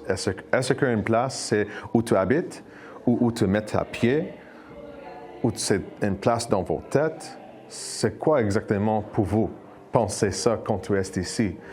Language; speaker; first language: French; non-native, learner; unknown